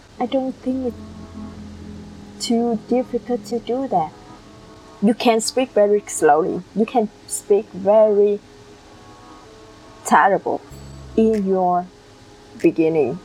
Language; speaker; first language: English; non-native, learner; Vietnamese